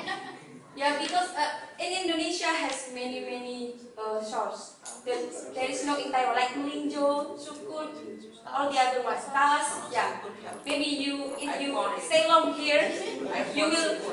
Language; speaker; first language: English; non-native, learner; Indonesian